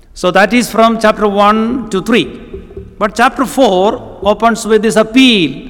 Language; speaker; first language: English; non-native, local second language; Malayalam